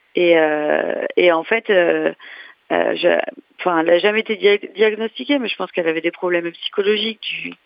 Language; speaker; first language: French; native; French